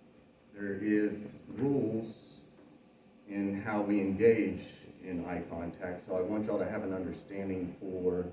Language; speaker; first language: English; native; English